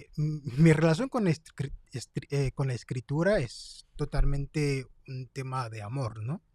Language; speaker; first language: Spanish; non-native, fluent; Haitian Creole